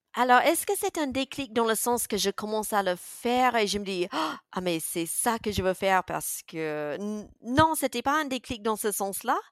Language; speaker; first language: French; non-native, fluent; English